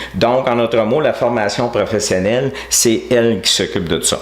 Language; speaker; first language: French; native; French